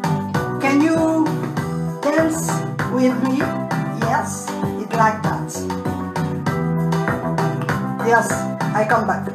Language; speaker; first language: English; non-native, learner; French